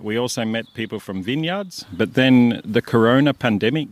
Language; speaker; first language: English; native; English